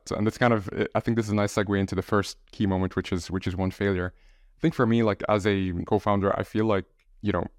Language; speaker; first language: English; non-native, fluent; Arabic